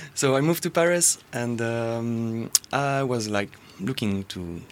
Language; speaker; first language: English; non-native, fluent; French